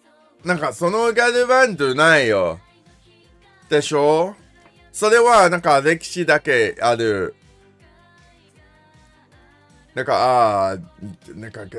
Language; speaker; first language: Japanese; non-native, learner; English